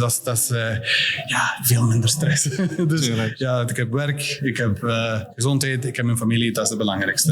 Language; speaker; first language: Dutch; non-native, learner; English